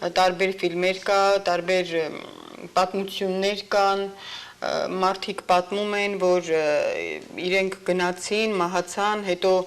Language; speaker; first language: Armenian; native; Armenian